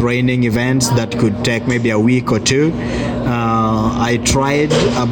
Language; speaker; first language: English; non-native, local second language; Luo (Kenya and Tanzania)